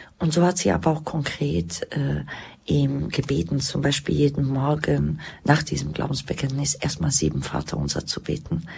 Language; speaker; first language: German; early bilingual, other home language; Croatian